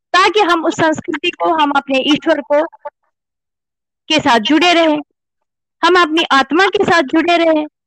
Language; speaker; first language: Hindi; non-native, local second language; Kashmiri